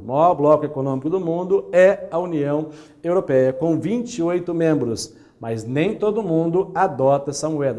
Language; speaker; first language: Portuguese; native; Portuguese